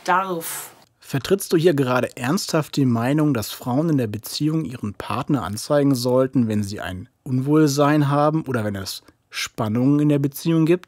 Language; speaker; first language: German; native; German